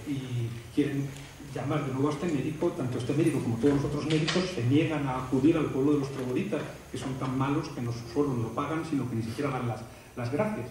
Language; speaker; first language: Spanish; native; Spanish